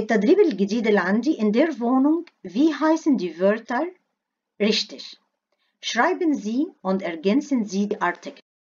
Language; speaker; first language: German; non-native, fluent; Arabic